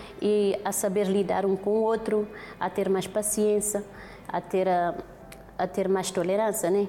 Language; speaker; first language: Portuguese; non-native, local second language; Kabuverdianu